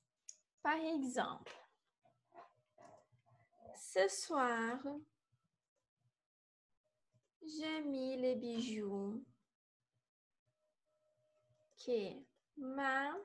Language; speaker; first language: French; non-native, fluent; Portuguese